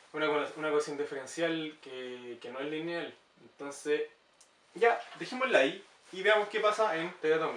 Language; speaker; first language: Spanish; native; Spanish